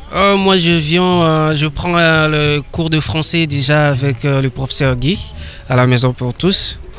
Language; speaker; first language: French; non-native, local second language; Lingala